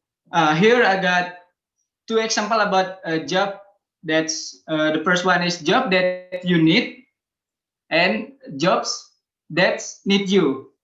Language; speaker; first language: English; non-native, learner; Indonesian